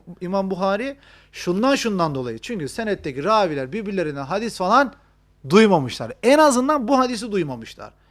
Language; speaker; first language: Turkish; native; Turkish